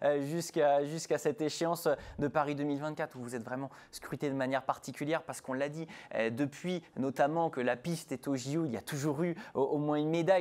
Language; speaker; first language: French; native; French